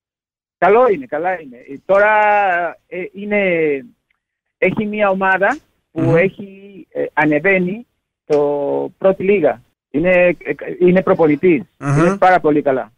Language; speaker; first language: Greek; non-native, learner; Spanish